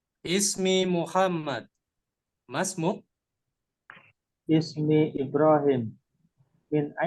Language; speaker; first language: Arabic; non-native, learner; Indonesian